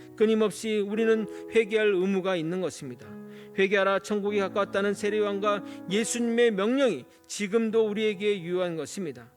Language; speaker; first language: Korean; native; Korean